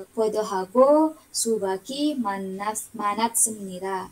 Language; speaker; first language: Korean; non-native, learner; Indonesian